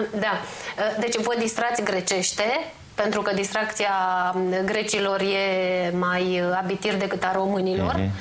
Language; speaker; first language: Romanian; native; Romanian